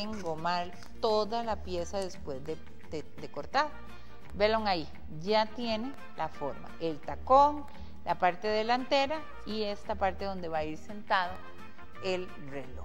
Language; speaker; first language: Spanish; native; Spanish